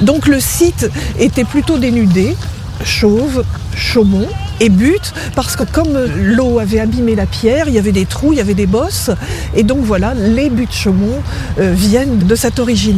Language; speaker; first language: French; native; French